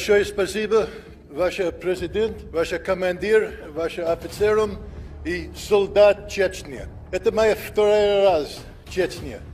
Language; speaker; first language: Russian; non-native, learner; English